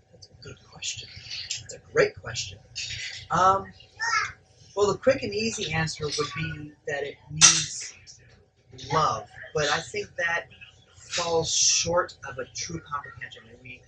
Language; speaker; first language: English; native; English